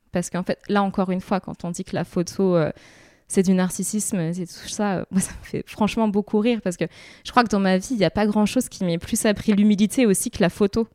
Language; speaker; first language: French; native; French